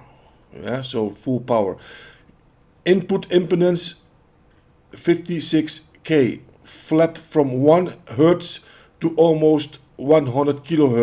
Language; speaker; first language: English; non-native, fluent; Dutch